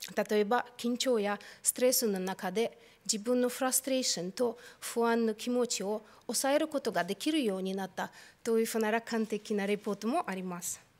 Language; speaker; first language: Japanese; non-native, fluent; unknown